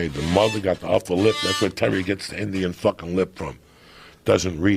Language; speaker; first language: English; native; English